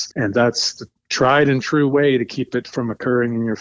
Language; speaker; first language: English; native; English